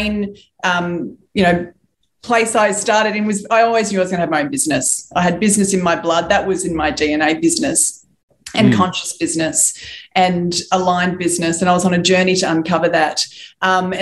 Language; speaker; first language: English; native; English